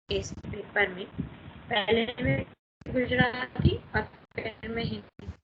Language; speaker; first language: Hindi; non-native, local second language; Gujarati